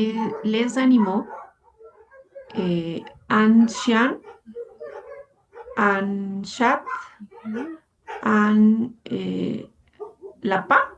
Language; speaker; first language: French; non-native, learner; Spanish